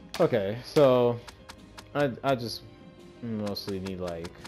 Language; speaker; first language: English; native; English